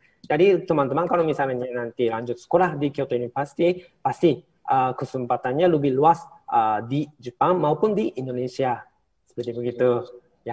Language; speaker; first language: Indonesian; non-native, fluent; Japanese